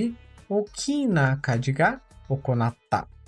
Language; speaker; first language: Japanese; non-native, learner; Portuguese